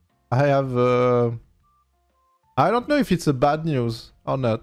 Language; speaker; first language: English; non-native, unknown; French